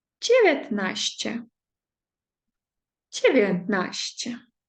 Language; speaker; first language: Polish; non-native, fluent; Ukrainian